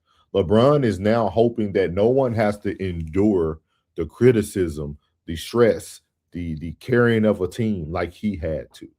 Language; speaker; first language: English; native; English